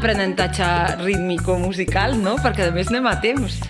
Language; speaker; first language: Catalan; native; Catalan